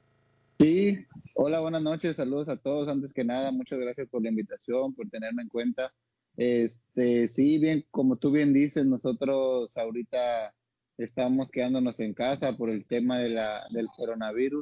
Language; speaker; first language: Spanish; native; Spanish